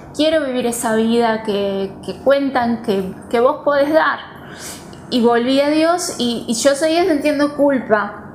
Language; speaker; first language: Spanish; native; Spanish